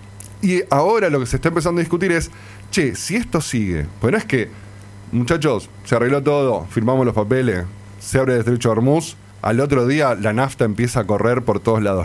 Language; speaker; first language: Spanish; native; Spanish